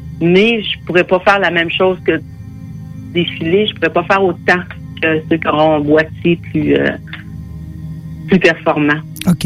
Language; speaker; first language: French; native; French